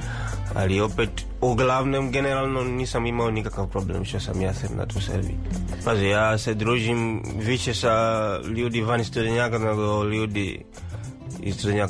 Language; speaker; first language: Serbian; non-native, fluent; Swahili